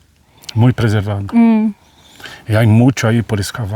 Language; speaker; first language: Spanish; non-native, learner; Portuguese